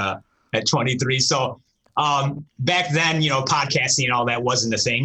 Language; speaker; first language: English; early bilingual, other home language; Romanian